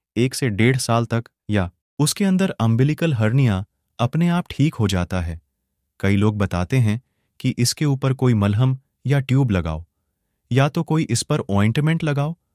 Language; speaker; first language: Hindi; non-native, local second language; Gujarati